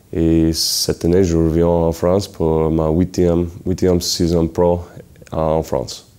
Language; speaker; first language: French; non-native, learner; English